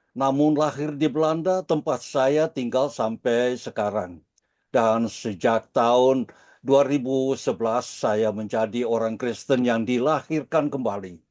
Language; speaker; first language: Indonesian; early bilingual, heritage; Dutch